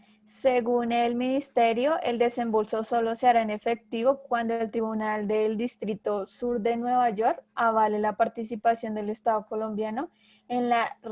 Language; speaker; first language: Spanish; native; Spanish